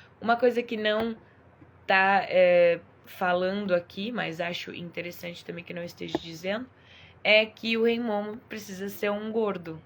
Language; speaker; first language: Portuguese; native; Portuguese